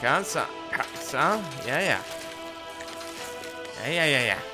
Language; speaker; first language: Danish; native; Danish